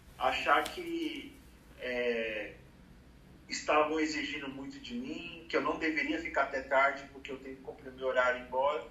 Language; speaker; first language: Portuguese; native; Portuguese